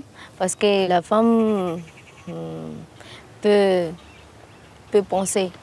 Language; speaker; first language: French; non-native, fluent; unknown